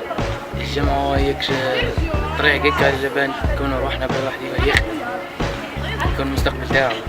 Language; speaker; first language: Arabic; native; Arabic